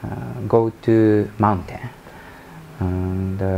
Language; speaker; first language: English; non-native, learner; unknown